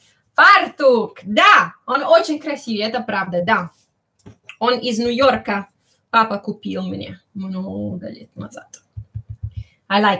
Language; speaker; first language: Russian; early bilingual, heritage; Italian